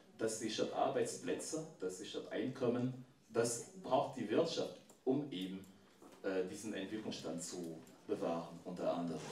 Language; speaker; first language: German; non-native, fluent; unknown